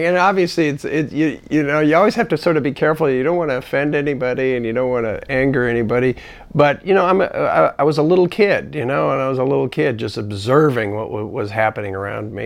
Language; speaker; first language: English; native; English